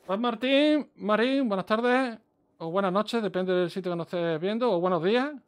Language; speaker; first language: Spanish; native; Spanish